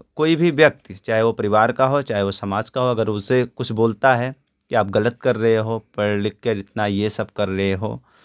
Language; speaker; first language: Hindi; native; Hindi